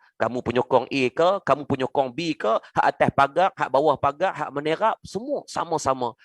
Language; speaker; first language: Malay; native; Malay